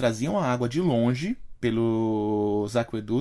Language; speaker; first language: Portuguese; native; Portuguese